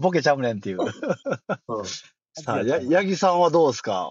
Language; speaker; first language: Japanese; native; Japanese